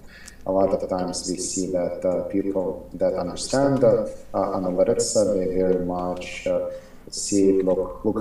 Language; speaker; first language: English; non-native, fluent; Ukrainian